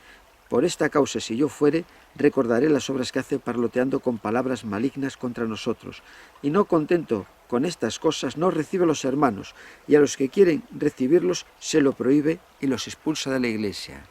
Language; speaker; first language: Spanish; native; Spanish